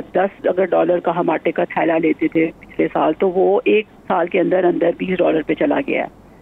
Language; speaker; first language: Urdu; non-native, local second language; Punjabi